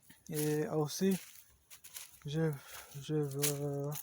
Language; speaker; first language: French; non-native, learner; Portuguese